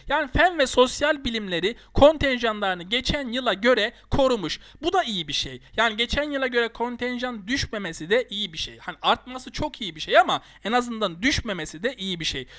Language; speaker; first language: Turkish; native; Turkish